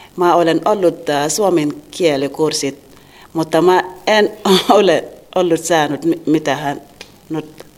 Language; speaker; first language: Finnish; non-native, learner; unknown